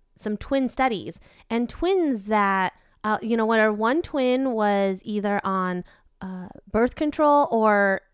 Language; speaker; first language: English; native; English